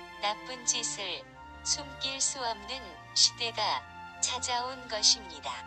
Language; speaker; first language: Korean; non-native, fluent; Japanese